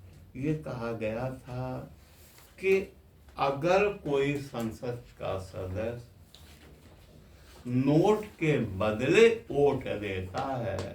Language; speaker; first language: Hindi; native; Hindi